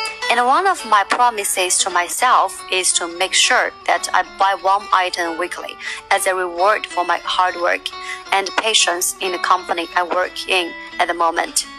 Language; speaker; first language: English; non-native, fluent; Chinese